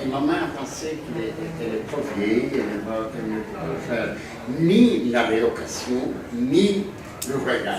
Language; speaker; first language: French; non-native, fluent; Greek